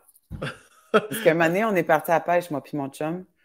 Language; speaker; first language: French; native; French